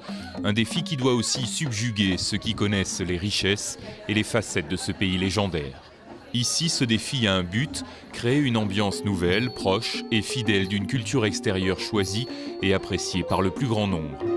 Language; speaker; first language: French; native; French